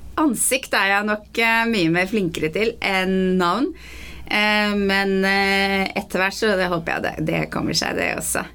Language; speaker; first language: Norwegian; early bilingual, other home language; Persian